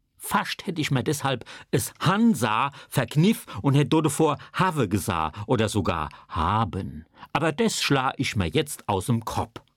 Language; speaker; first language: German; native; German